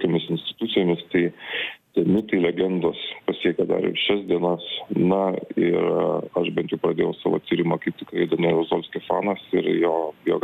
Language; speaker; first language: Lithuanian; native; Lithuanian